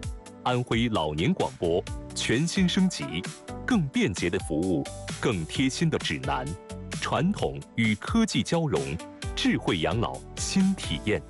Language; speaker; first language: Chinese; native; Chinese